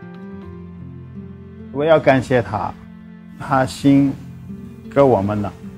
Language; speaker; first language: Chinese; non-native, learner; Arabic